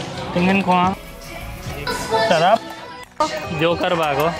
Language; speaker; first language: Filipino; non-native, learner; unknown